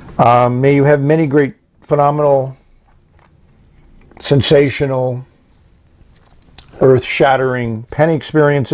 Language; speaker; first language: English; native; English